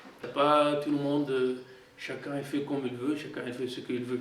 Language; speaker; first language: French; non-native, fluent; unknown